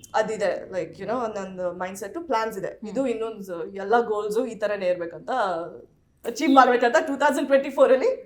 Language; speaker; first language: Kannada; early bilingual, heritage; Kannada